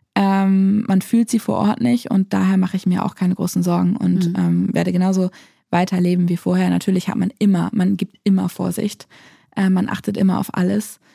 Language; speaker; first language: German; native; German